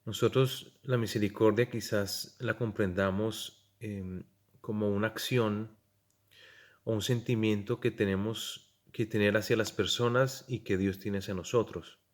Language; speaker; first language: Spanish; native; Spanish